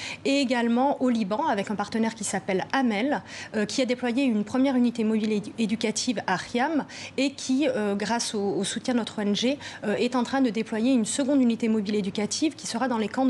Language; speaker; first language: French; native; French